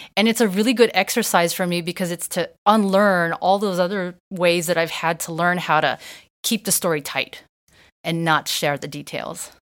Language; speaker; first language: English; native; English